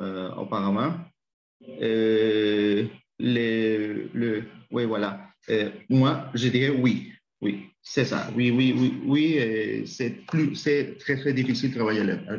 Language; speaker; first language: French; non-native, learner; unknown